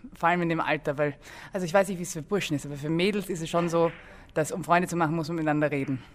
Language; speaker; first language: German; early bilingual, other home language; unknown